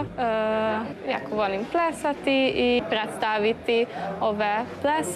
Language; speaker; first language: Croatian; early bilingual, heritage; Croatian